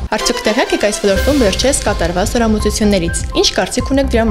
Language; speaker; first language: Armenian; native; Armenian